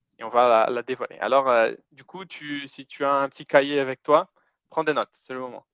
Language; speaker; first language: French; non-native, fluent; Portuguese